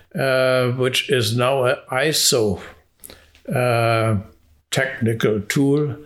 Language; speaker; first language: English; non-native, fluent; Hungarian